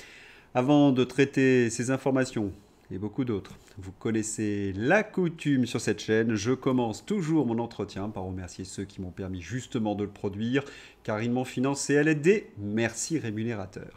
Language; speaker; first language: French; native; French